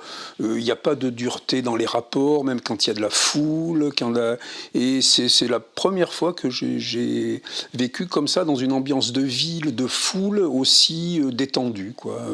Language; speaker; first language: French; native; French